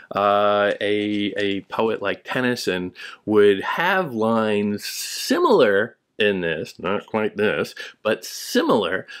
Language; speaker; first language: English; native; English